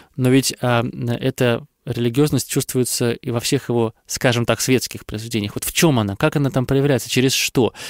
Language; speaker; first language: Russian; native; Russian